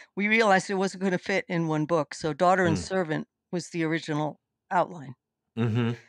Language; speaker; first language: English; native; English